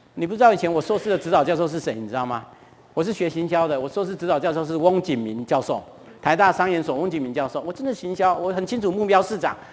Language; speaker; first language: Chinese; non-native, local second language; Hakka Chinese